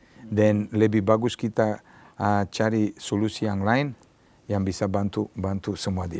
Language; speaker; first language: Indonesian; non-native, learner; Serbian